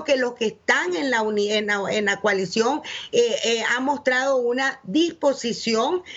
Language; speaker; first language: Spanish; native; Spanish